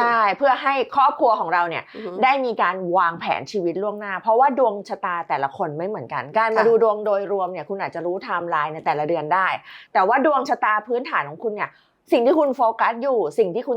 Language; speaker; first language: Thai; native; Thai